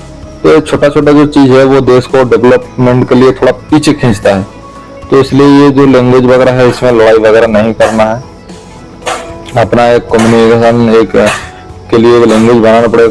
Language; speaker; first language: Hindi; non-native, local second language; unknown